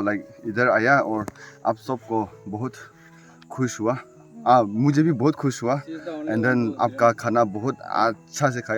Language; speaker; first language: Hindi; non-native, local second language; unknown